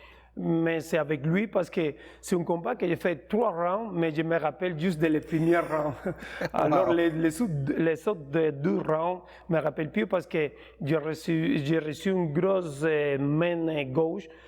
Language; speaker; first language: French; non-native, fluent; Spanish